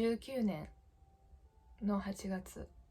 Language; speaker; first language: Japanese; non-native, fluent; English